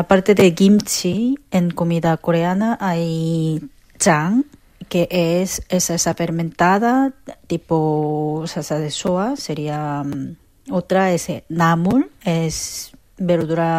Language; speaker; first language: Spanish; non-native, fluent; Korean